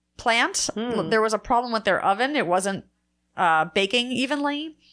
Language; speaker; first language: English; native; English